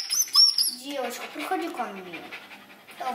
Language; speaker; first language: Russian; early bilingual, heritage; Russian